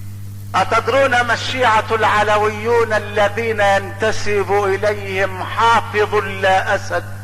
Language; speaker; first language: Arabic; native; Arabic